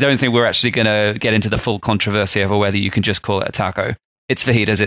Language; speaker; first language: English; native; English